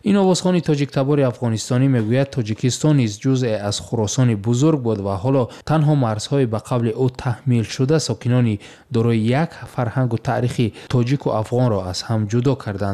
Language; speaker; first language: Tajik; native; Tajik